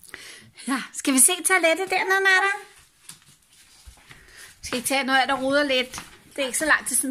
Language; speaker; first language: Danish; native; Danish